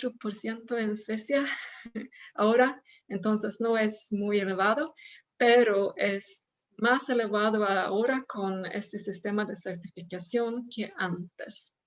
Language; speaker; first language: Spanish; non-native, fluent; Swedish